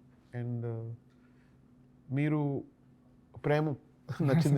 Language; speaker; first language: Telugu; non-native, learner; Tamil